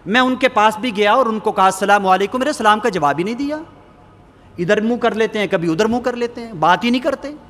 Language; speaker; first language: Urdu; native; Urdu